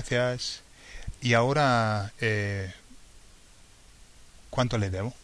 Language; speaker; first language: Spanish; non-native, learner; English